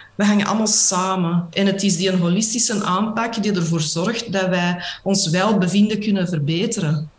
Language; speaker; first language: Dutch; native; Dutch